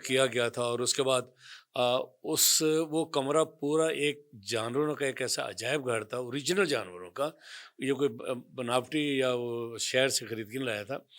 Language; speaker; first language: Urdu; non-native, local second language; Punjabi